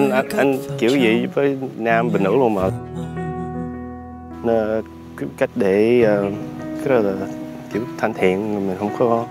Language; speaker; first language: Vietnamese; early bilingual, heritage; Vietnamese